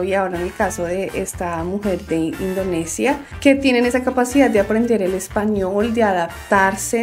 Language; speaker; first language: Spanish; native; Spanish